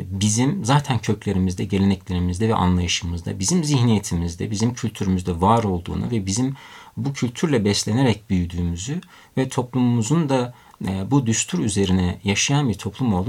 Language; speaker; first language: Turkish; native; Turkish